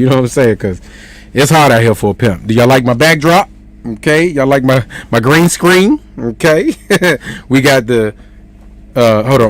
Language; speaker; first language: English; native; English